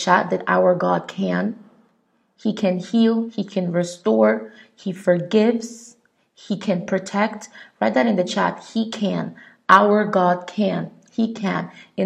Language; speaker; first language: English; non-native, local second language; Igbo